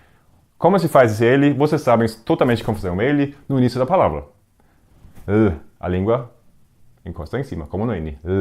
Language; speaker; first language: Portuguese; non-native, fluent; Danish